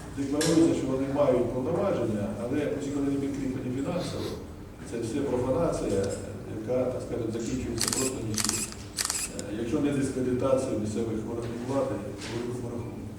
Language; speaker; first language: Ukrainian; native; Ukrainian